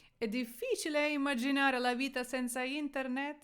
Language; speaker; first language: Italian; non-native, fluent; Ukrainian